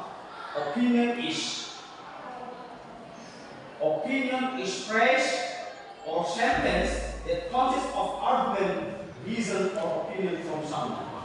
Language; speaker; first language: English; non-native, learner; Indonesian